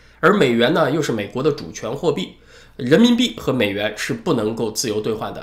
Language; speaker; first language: Chinese; native; Chinese